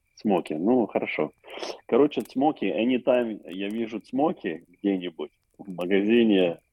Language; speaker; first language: Russian; native; Russian